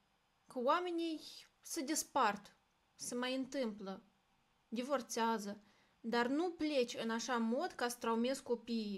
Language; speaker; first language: Romanian; native; Romanian